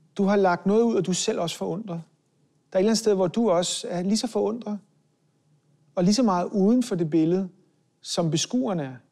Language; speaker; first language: Danish; early bilingual, other home language; Hebrew